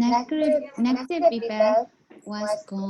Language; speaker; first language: English; non-native, learner; Burmese